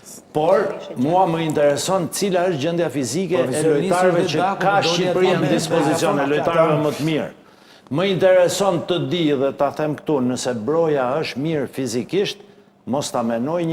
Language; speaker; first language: Albanian; native; Albanian